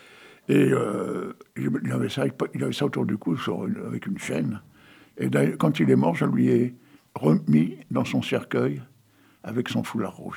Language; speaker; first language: French; native; French